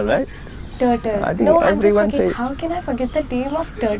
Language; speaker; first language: English; non-native, local second language; Hindi